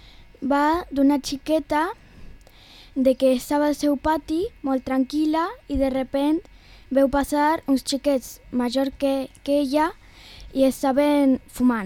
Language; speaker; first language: Catalan; non-native, local second language; Spanish